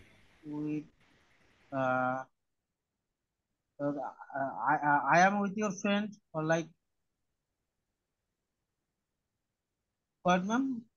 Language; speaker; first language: English; non-native, learner; Bangla